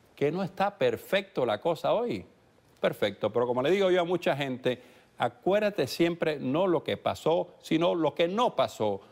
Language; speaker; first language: Spanish; early bilingual, heritage; Spanish